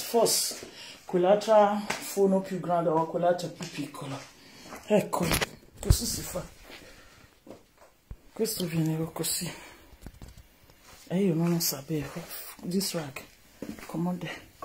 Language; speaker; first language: Italian; non-native, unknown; Bini